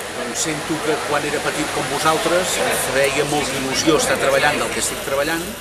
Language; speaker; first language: Catalan; native; Catalan